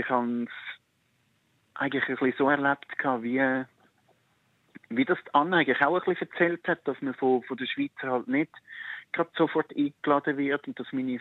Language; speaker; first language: German; native; German